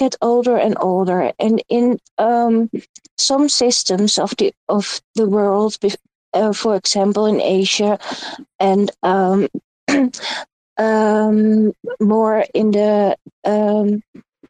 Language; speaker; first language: English; non-native, learner; Dutch